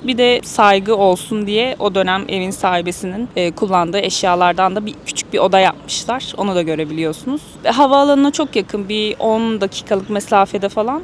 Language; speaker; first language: Turkish; native; Turkish